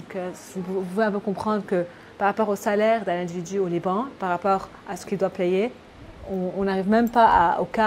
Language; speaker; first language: French; non-native, local second language; Arabic